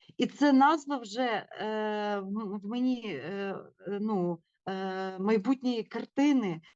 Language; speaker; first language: Ukrainian; non-native, local second language; Russian